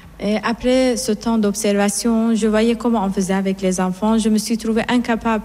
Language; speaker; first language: French; non-native, fluent; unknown